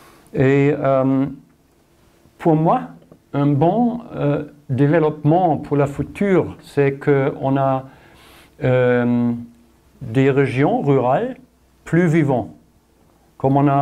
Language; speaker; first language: French; non-native, learner; German